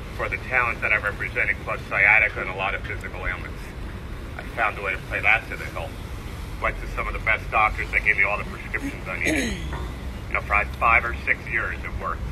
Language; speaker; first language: English; native; English